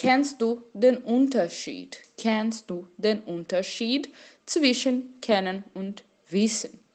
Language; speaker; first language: German; non-native, fluent; Portuguese